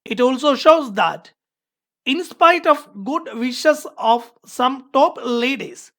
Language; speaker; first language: English; non-native, local second language; Malayalam